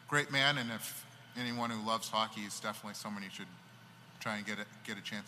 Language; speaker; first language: English; native; English